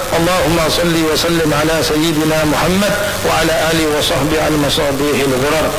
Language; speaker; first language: Arabic; non-native, fluent; Indonesian